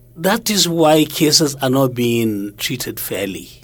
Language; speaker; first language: English; non-native, local second language; Hausa